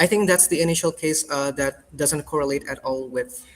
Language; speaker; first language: English; non-native, fluent; Indonesian